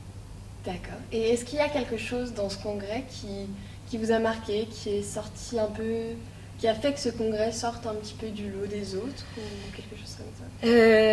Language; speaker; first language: French; native; French